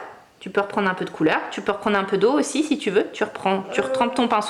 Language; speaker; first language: French; native; French